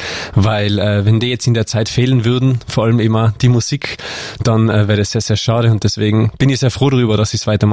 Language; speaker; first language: German; native; German